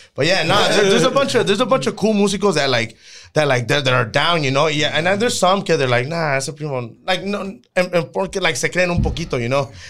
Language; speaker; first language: English; early bilingual, other home language; Spanish